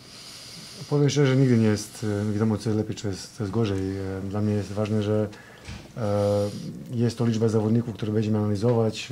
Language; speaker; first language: Polish; non-native, fluent; Serbian